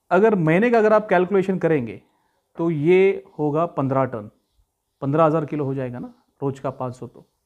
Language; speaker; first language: Hindi; non-native, local second language; Marathi